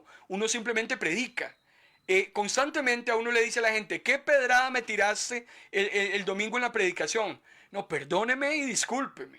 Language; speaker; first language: Spanish; native; Spanish